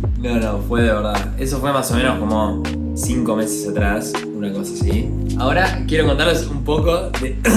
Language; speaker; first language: Spanish; native; Spanish